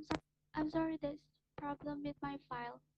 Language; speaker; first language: English; non-native, learner; Indonesian